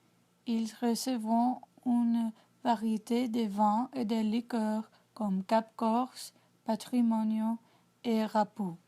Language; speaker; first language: French; non-native, learner; English